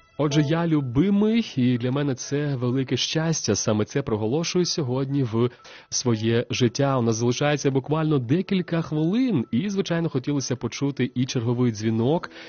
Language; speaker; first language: Ukrainian; native; Ukrainian